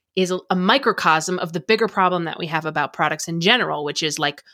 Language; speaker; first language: English; native; English